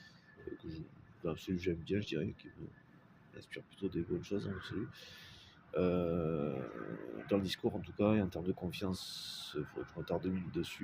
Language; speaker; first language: French; native; French